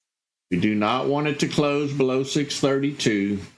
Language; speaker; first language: English; native; English